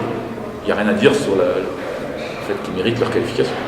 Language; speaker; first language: French; native; French